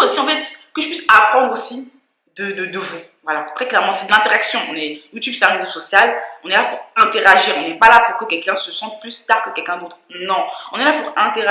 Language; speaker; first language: French; native; French